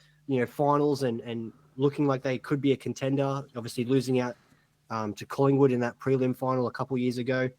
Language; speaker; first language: English; native; English